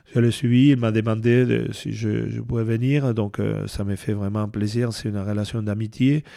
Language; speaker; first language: French; non-native, fluent; Spanish